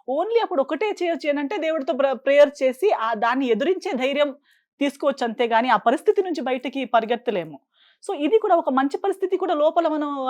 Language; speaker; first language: Telugu; non-native, fluent; Konkani